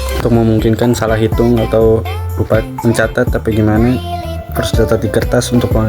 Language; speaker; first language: Indonesian; native; Indonesian